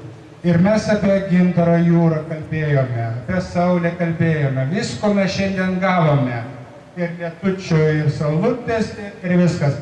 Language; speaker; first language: Lithuanian; non-native, learner; Latvian